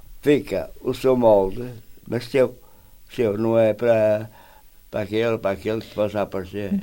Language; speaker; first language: Portuguese; native; Portuguese